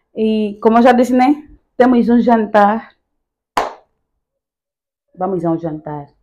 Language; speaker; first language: Portuguese; native; Portuguese